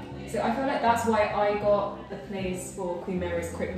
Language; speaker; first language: English; early bilingual, other home language; Korean